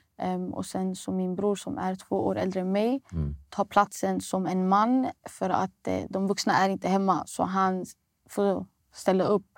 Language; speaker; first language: Swedish; early bilingual, other home language; Somali